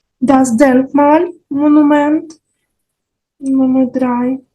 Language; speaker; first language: German; non-native, fluent; Ukrainian